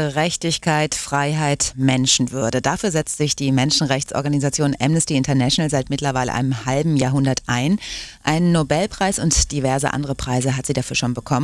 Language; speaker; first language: German; native; German